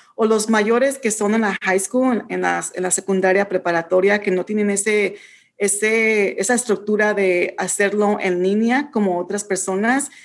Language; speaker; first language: Spanish; early bilingual, heritage; Spanish